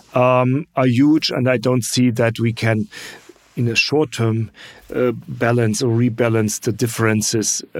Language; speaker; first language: English; non-native, fluent; German